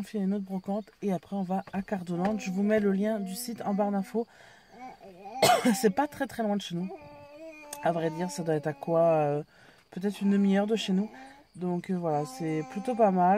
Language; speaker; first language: French; native; French